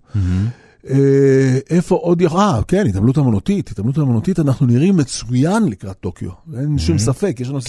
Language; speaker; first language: Hebrew; native; Hebrew